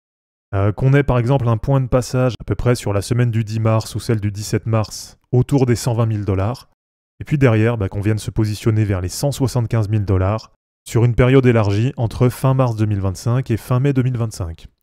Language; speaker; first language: French; native; French